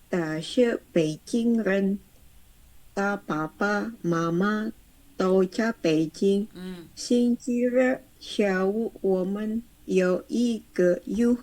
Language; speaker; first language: Chinese; non-native, learner; Indonesian